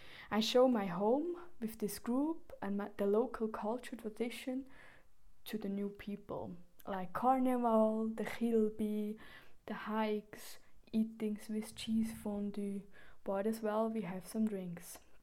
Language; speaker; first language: English; non-native, fluent; German